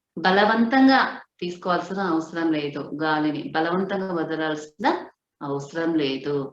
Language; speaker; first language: Telugu; non-native, local second language; Hindi